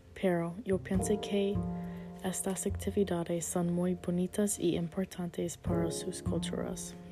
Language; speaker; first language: Spanish; non-native, learner; English